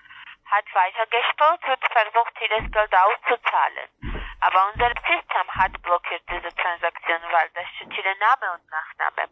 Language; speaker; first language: German; non-native, learner; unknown